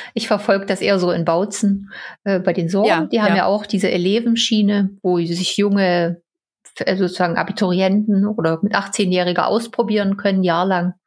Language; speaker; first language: German; native; German